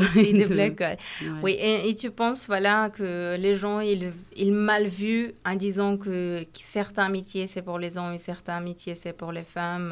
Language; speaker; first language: French; non-native, fluent; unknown